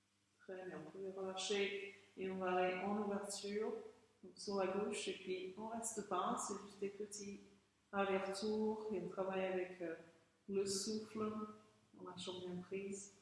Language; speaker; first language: French; native; French